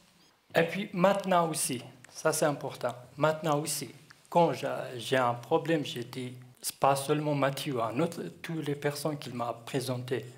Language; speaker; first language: French; non-native, learner; Kurdish